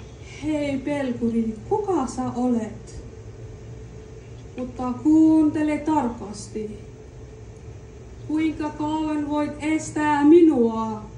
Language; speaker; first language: Finnish; non-native, learner; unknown